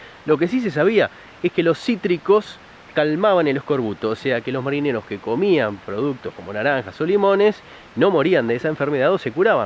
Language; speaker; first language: Spanish; native; Spanish